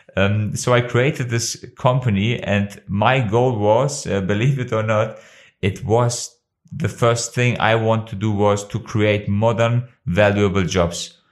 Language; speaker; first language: English; non-native, fluent; Albanian